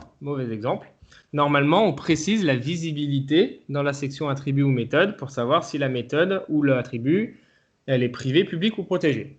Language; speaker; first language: French; native; French